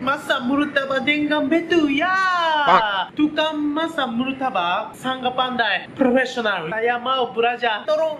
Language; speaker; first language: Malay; non-native, learner; Japanese